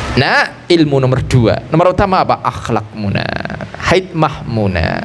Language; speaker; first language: Malay; non-native, local second language; Javanese